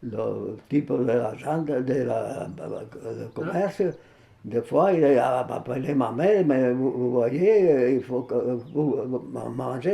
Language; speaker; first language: French; non-native, fluent; Spanish